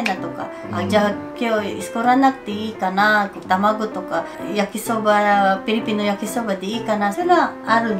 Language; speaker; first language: Japanese; non-native, learner; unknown